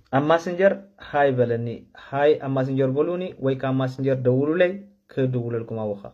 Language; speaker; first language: Tigrinya; non-native, local second language; Afar